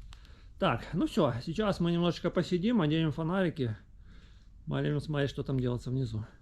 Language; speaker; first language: Russian; native; Russian